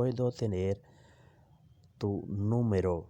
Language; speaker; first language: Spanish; non-native, learner; Urdu